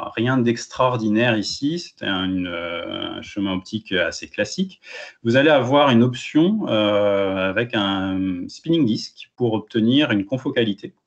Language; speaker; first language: French; native; French